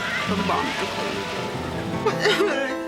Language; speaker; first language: Korean; native; Korean